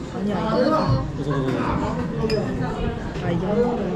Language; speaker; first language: Korean; native; Korean